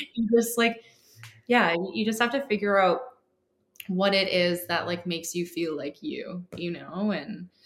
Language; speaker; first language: English; native; English